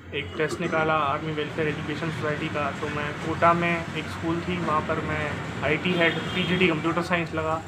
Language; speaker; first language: Hindi; native; Hindi